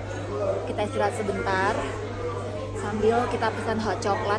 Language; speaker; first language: Indonesian; native; Indonesian